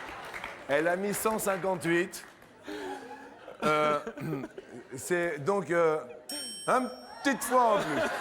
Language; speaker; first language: French; native; French